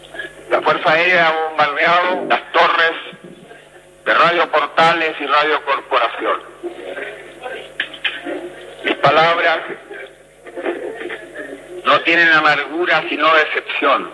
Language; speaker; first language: Spanish; native; Spanish